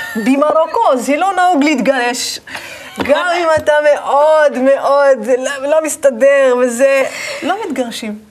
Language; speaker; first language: Hebrew; native; Hebrew